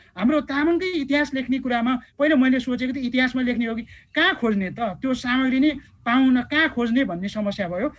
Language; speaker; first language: Nepali; non-native, local second language; Eastern Tamang